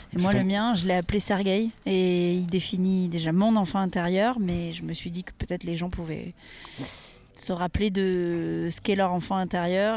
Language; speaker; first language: French; native; French